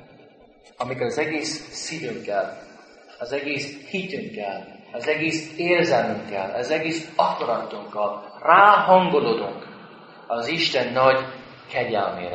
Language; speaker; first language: Hungarian; non-native, fluent; English